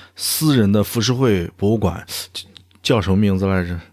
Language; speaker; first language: Chinese; native; Chinese